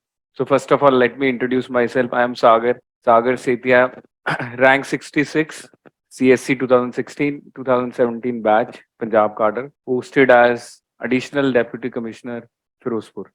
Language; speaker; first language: English; non-native, local second language; Hindi